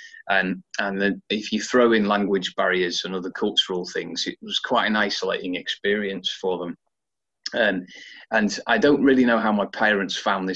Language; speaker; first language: English; native; English